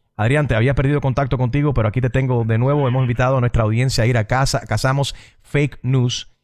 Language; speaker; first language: Spanish; early bilingual, heritage; Spanish